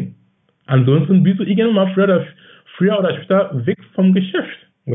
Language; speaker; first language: German; non-native, fluent; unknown